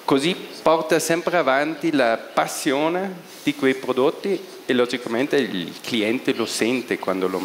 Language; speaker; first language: Italian; non-native, local second language; German